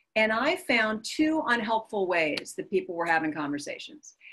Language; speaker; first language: English; native; English